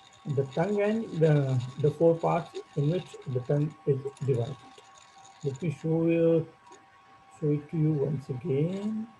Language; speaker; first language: English; non-native, local second language; Marathi